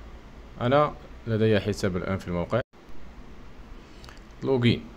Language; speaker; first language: Arabic; native; Arabic